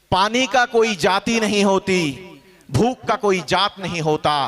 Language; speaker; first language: Hindi; non-native, local second language; Bangla